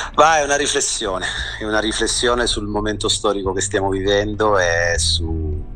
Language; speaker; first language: Italian; native; Italian